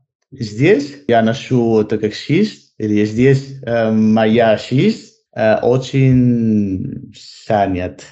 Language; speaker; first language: Russian; non-native, learner; Spanish